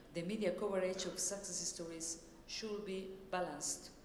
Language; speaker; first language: English; non-native, fluent; Spanish